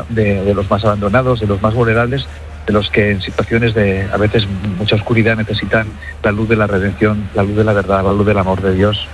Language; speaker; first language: Spanish; native; Spanish